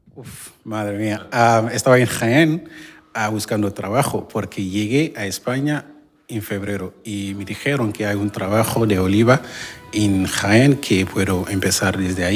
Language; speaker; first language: Spanish; non-native, learner; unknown